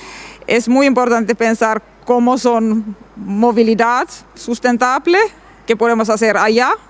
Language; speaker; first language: Spanish; non-native, learner; Finnish